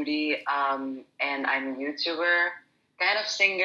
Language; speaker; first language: English; non-native, fluent; Arabic